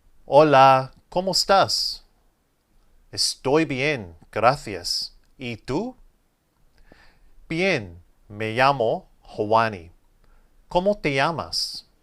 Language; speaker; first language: Spanish; non-native, fluent; English